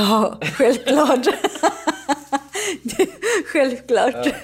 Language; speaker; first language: Swedish; non-native, learner; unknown